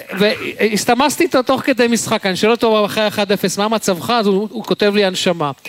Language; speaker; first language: Hebrew; native; Hebrew